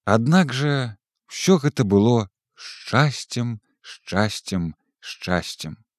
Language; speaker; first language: Belarusian; native; Belarusian